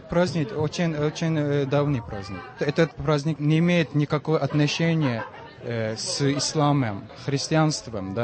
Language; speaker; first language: Russian; non-native, fluent; Azerbaijani